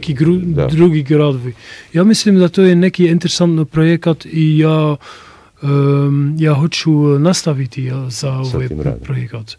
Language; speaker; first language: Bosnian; non-native, learner; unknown